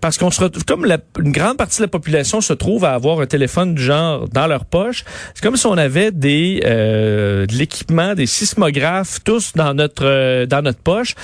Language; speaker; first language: French; native; French